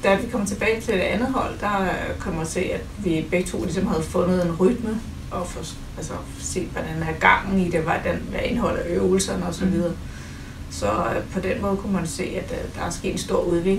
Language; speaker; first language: Danish; native; Danish